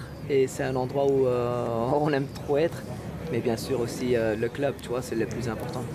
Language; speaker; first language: French; non-native, local second language; Dutch